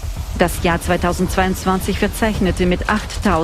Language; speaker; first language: German; native; German